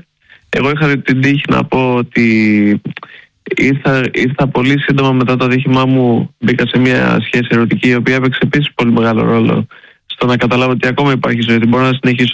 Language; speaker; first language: Greek; native; Greek